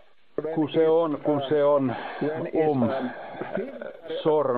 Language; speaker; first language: Finnish; non-native, learner; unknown